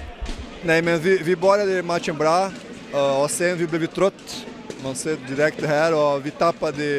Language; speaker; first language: Swedish; non-native, learner; Portuguese